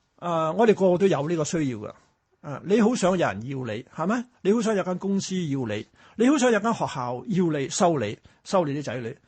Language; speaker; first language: Cantonese; early bilingual, other home language; Chinese